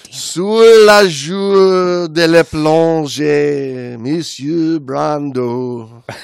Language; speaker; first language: French; non-native, learner; English